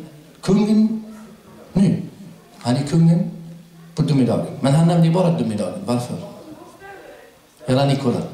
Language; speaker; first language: Swedish; non-native, fluent; Arabic